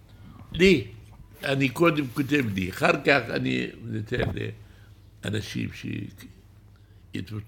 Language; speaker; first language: Hebrew; non-native, local second language; Arabic